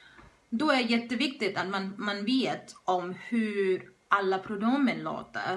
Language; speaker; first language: Swedish; non-native, fluent; Thai